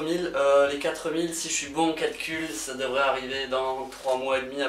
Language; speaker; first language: French; native; French